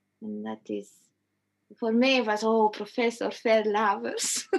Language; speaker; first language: Dutch; non-native, fluent; Romanian